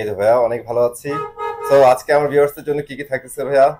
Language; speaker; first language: Bangla; native; Bangla